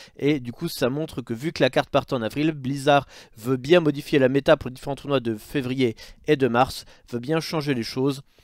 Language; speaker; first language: French; native; French